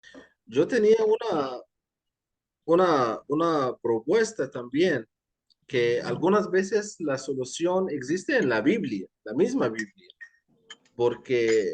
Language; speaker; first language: Spanish; non-native, fluent; Arabic